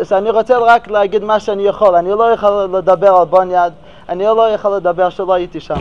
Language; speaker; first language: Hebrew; non-native, learner; English